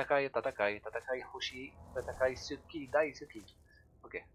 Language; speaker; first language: Japanese; non-native, learner; French